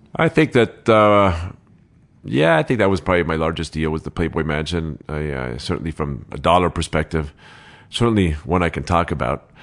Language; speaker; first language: English; early bilingual, other home language; Spanish